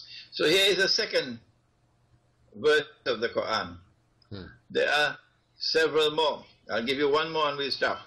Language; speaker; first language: English; native; English